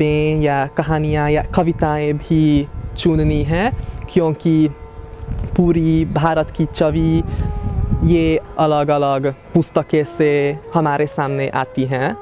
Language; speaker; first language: Hindi; non-native, fluent; Hungarian